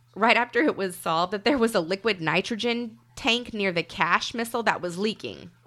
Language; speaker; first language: English; native; English